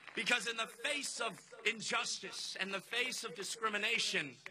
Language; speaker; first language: English; native; English